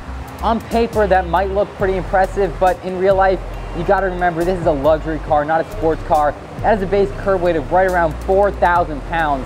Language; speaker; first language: English; native; English